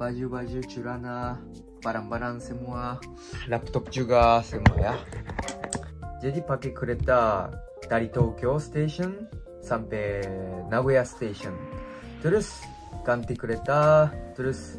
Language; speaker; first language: Indonesian; non-native, fluent; Japanese